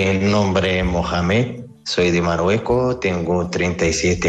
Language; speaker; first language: Spanish; non-native, learner; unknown